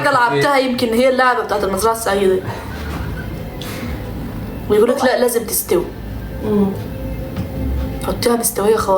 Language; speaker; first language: Arabic; native; Arabic